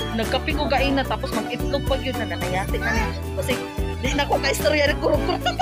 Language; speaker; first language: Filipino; non-native, local second language; Cebuano